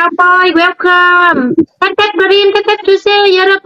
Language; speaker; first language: English; non-native, learner; Vietnamese